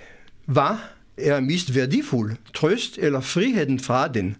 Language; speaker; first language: Danish; non-native, fluent; Hebrew